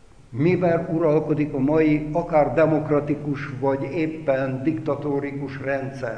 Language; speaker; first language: Hungarian; native; Hungarian